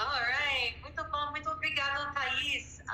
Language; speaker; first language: Portuguese; non-native, learner; English